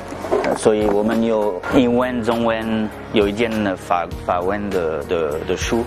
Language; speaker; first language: Chinese; non-native, learner; French